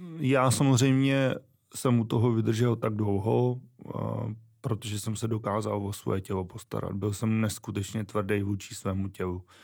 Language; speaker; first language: Czech; native; Czech